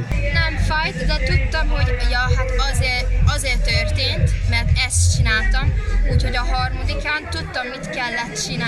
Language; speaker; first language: Hungarian; early bilingual, heritage; Hungarian